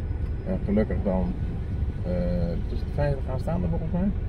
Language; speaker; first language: Dutch; native; Dutch